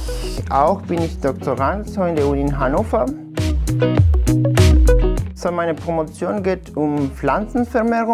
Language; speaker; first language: German; non-native, fluent; Spanish